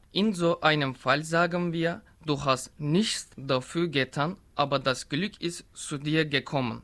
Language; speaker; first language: German; non-native, learner; Turkish